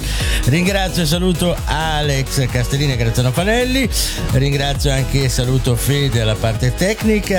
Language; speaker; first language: Italian; native; Italian